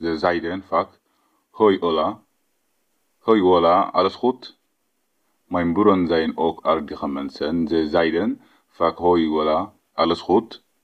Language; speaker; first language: Dutch; non-native, learner; Tigrinya